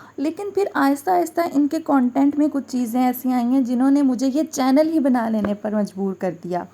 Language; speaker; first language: Urdu; native; Urdu